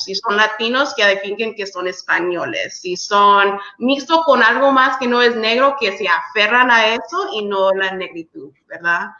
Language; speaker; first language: Spanish; early bilingual, heritage; English